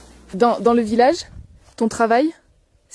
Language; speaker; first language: French; native; French